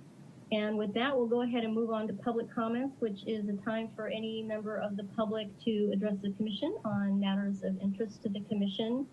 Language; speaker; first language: English; native; English